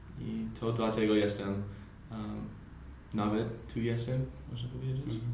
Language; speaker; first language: Polish; non-native, learner; English